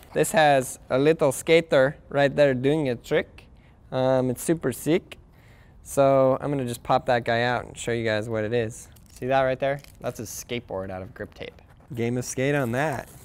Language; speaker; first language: English; native; English